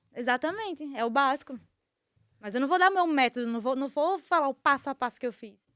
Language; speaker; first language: Portuguese; native; Portuguese